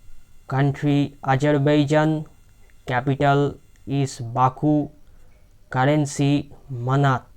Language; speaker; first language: English; non-native, local second language; Bangla